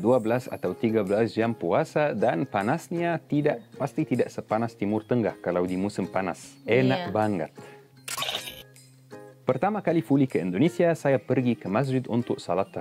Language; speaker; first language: Indonesian; non-native, fluent; Arabic